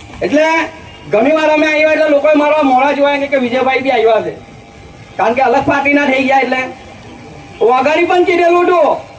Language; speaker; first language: Gujarati; non-native, local second language; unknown